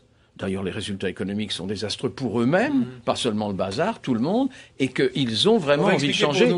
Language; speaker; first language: French; native; French